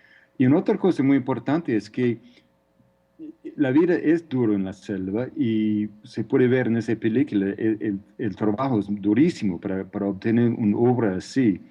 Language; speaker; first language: Spanish; non-native, fluent; English